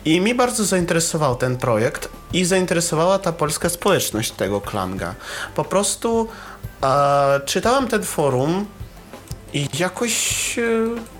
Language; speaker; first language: Polish; non-native, learner; Russian